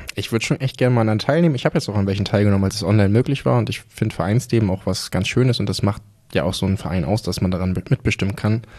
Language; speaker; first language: German; native; German